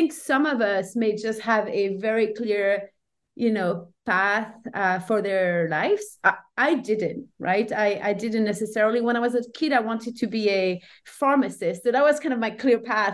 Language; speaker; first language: English; non-native, fluent; French